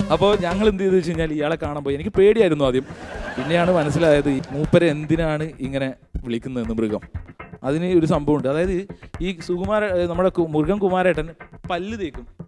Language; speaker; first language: Malayalam; native; Malayalam